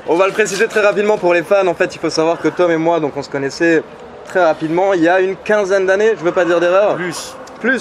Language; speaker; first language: French; native; French